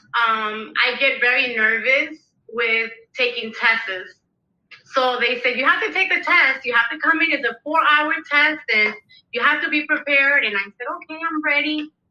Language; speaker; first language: English; early bilingual, other home language; Spanish